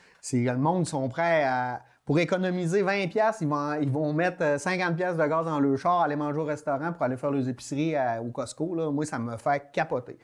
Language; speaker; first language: French; native; French